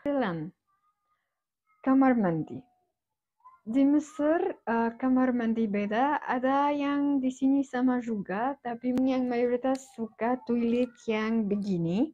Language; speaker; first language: Indonesian; non-native, fluent; Arabic